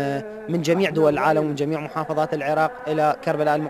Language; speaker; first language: Arabic; native; Arabic